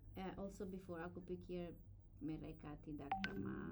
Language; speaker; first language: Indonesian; non-native, learner; English